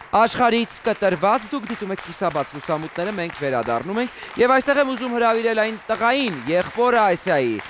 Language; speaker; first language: Armenian; native; Armenian